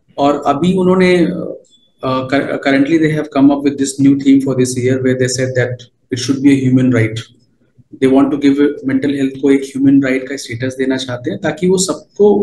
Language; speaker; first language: Hindi; native; Hindi